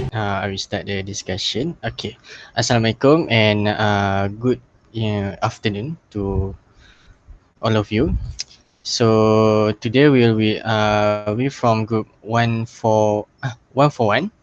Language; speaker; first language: English; non-native, local second language; Malay